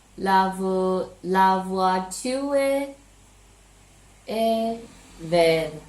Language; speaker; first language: French; non-native, learner; Chinese